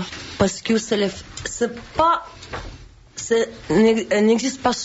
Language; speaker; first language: French; non-native, learner; Russian